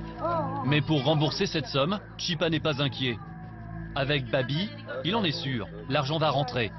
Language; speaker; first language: French; native; French